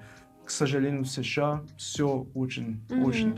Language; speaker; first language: Russian; non-native, fluent; English